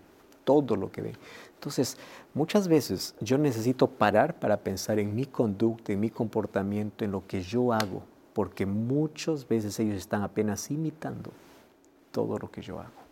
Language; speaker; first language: Spanish; native; Spanish